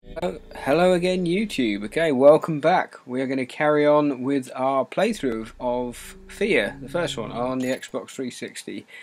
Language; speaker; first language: English; native; English